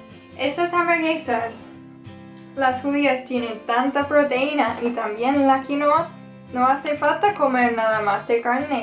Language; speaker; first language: Spanish; non-native, fluent; English